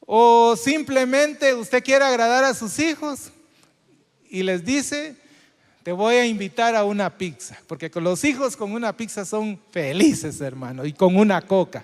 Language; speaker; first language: Spanish; native; Spanish